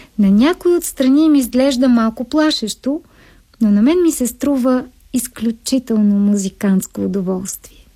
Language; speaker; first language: Bulgarian; native; Bulgarian